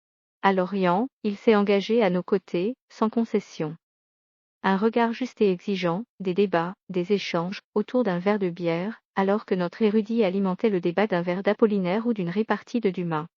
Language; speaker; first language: French; native; French